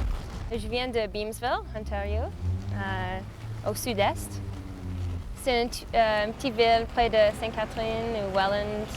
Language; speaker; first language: French; non-native, fluent; English